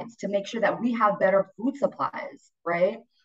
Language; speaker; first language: English; native; English